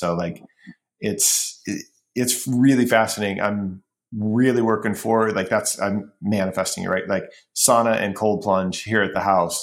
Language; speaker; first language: English; native; English